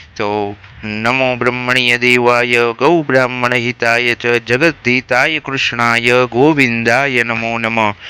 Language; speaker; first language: Hindi; non-native, local second language; Gujarati